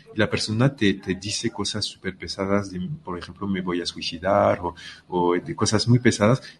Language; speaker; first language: Spanish; non-native, fluent; French